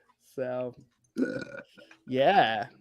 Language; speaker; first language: English; native; English